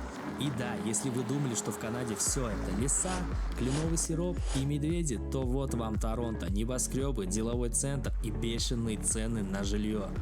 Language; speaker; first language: Russian; native; Russian